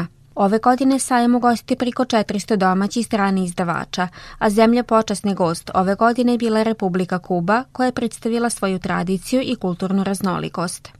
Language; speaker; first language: Serbian; native; Serbian